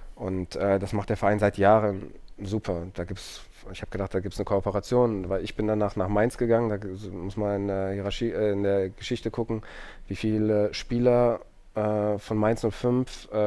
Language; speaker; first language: German; native; German